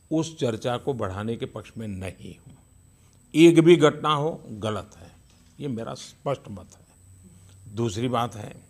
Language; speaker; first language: Hindi; non-native, local second language; Gujarati